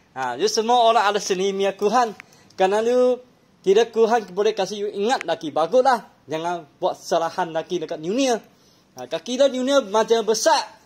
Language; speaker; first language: Malay; non-native, local second language; Chinese